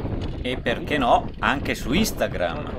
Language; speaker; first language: Italian; native; Italian